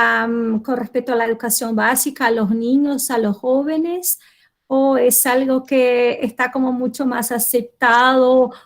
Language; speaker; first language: Spanish; non-native, fluent; Portuguese